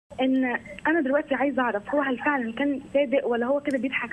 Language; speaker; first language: Arabic; native; Arabic